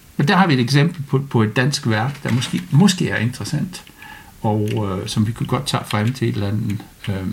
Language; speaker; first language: Danish; non-native, fluent; English